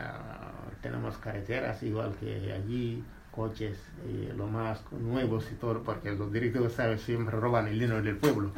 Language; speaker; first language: Spanish; non-native, fluent; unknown